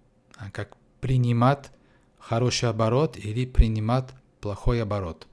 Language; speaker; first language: Russian; non-native, fluent; French